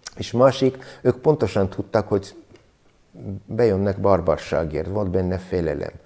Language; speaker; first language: Hungarian; non-native, learner; Armenian